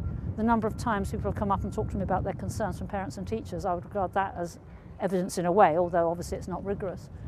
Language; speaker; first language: English; native; English